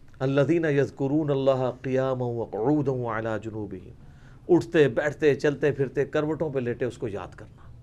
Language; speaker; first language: Urdu; non-native, local second language; Punjabi